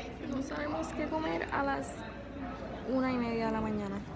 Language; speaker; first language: Spanish; early bilingual, heritage; Spanish